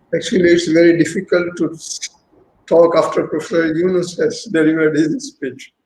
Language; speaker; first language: English; non-native, local second language; Bangla